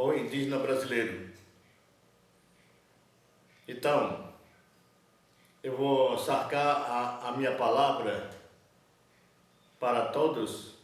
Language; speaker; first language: Portuguese; non-native, local second language; Yanomámi